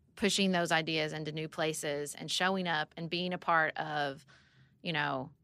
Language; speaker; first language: English; native; English